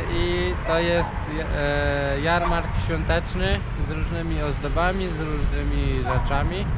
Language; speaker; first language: Polish; native; Polish